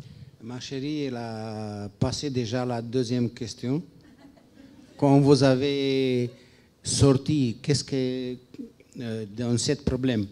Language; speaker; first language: French; non-native, fluent; Romanian